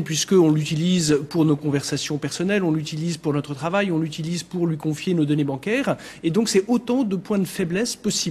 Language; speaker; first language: French; native; French